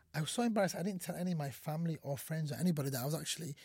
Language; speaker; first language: English; early bilingual, other home language; Somali